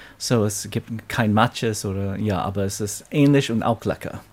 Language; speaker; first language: German; non-native, learner; English